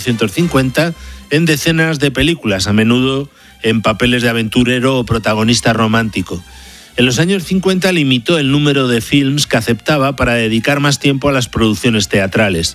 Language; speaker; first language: Spanish; native; Spanish